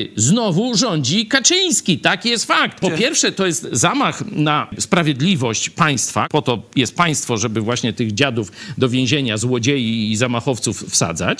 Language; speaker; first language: Polish; native; Polish